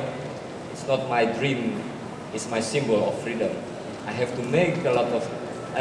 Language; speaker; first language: English; non-native, learner; Indonesian